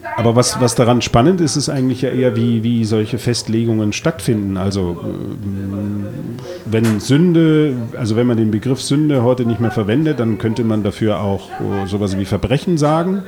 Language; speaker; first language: German; native; German